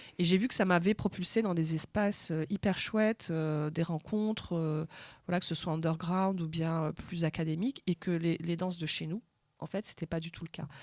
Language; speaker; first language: French; early bilingual, other home language; Arabic